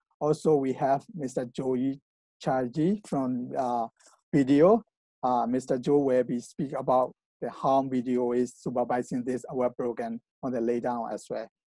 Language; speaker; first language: English; non-native, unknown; Burmese